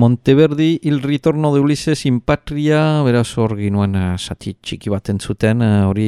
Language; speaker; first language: Basque; native; Basque